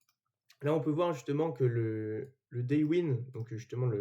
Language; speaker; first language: French; native; French